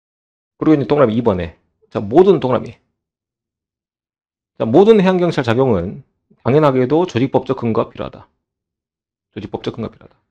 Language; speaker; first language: Korean; native; Korean